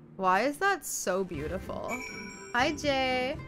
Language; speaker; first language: English; native; English